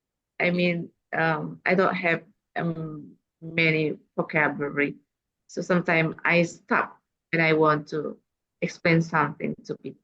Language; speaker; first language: English; non-native, learner; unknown